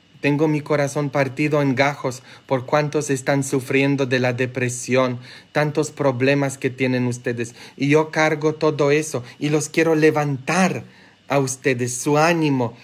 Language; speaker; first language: Spanish; non-native, fluent; Polish